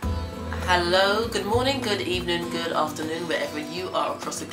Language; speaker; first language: English; native; English